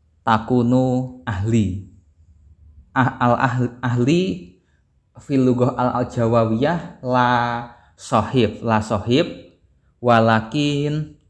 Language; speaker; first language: Arabic; non-native, learner; Javanese